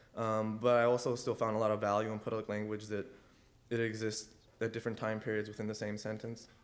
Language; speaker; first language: English; early bilingual, other home language; Spanish